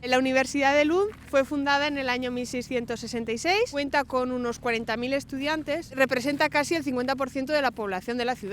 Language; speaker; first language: Spanish; native; Spanish